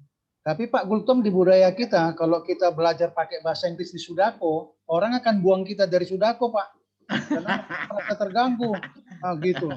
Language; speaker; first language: Indonesian; native; Indonesian